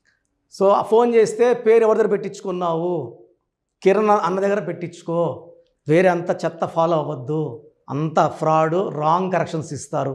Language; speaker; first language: Telugu; native; Telugu